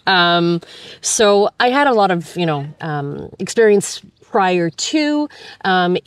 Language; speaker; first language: English; native; English